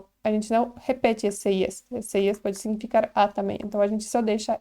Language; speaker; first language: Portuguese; non-native, fluent; Polish